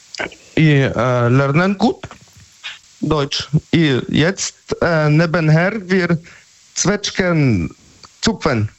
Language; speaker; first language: German; non-native, learner; Polish